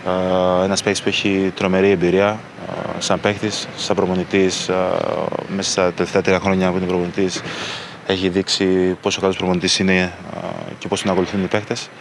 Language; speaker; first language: Greek; early bilingual, other home language; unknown